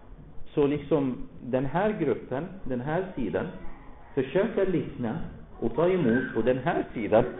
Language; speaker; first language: Swedish; non-native, fluent; Arabic